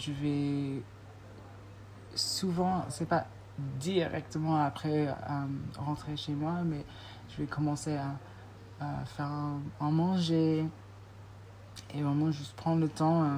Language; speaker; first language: French; non-native, fluent; English